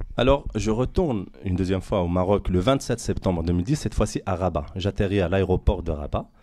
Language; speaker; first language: French; non-native, local second language; Arabic